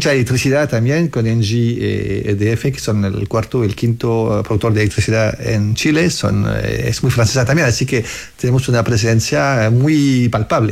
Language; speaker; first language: Spanish; non-native, fluent; French